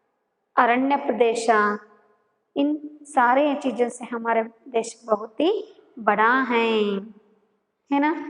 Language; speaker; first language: Hindi; non-native, local second language; Kannada